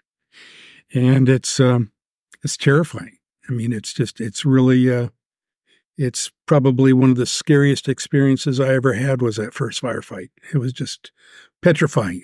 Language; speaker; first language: English; native; English